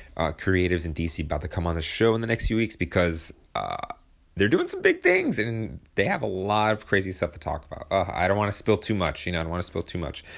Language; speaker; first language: English; native; English